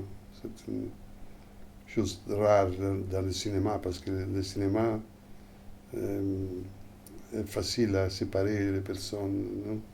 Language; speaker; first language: French; non-native, fluent; Italian